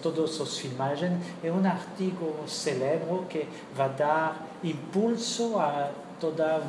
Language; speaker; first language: Portuguese; non-native, fluent; French